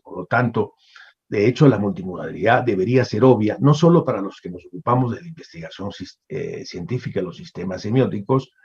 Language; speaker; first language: Spanish; native; Spanish